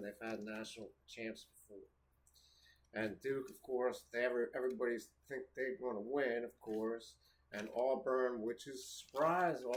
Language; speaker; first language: English; native; English